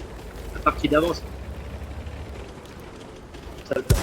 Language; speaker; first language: French; native; French